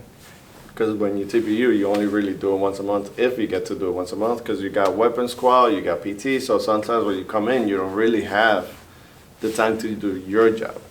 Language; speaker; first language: English; early bilingual, other home language; Spanish